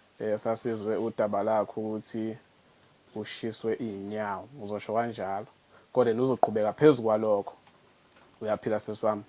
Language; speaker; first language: Zulu; native; Zulu